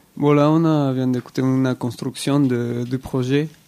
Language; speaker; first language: French; non-native, learner; Spanish